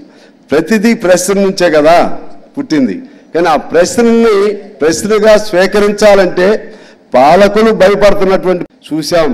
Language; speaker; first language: Telugu; native; Telugu